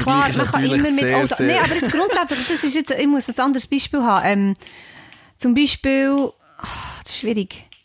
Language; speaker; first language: German; native; German